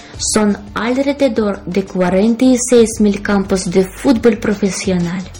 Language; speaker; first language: Spanish; non-native, fluent; Ukrainian